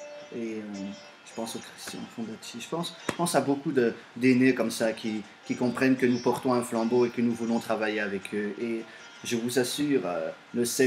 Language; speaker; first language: French; native; French